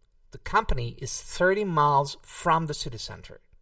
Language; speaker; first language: English; non-native, fluent; Hungarian